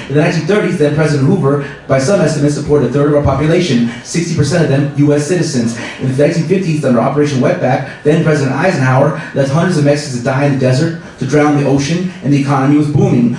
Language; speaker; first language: English; native; English